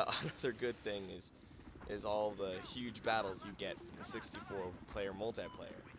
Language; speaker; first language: English; native; English